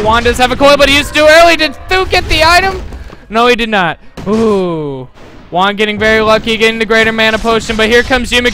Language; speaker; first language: English; native; English